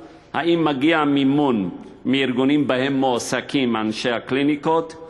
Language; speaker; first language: Hebrew; native; Hebrew